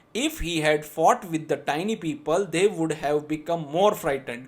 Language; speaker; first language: English; non-native, local second language; Gujarati